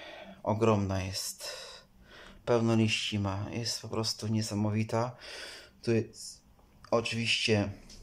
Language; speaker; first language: Polish; native; Polish